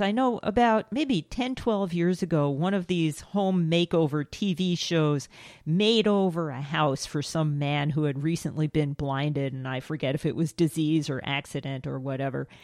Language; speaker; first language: English; native; English